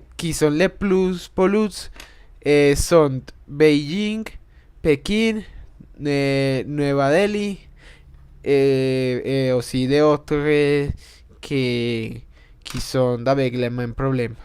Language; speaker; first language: French; non-native, learner; Spanish